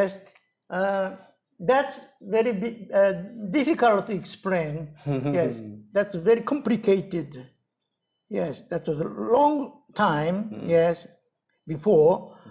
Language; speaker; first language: English; non-native, learner; Japanese